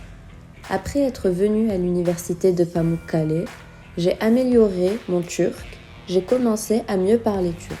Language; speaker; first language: French; non-native, fluent; Azerbaijani